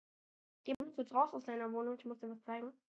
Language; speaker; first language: German; native; German